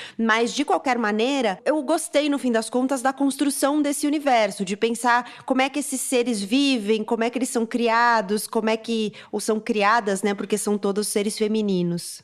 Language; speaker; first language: Portuguese; native; Portuguese